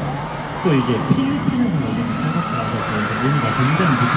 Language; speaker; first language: Korean; native; Korean